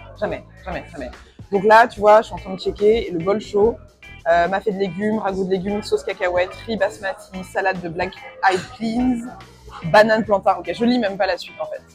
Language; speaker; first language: French; native; French